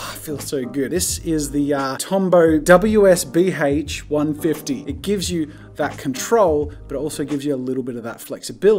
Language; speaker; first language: English; native; English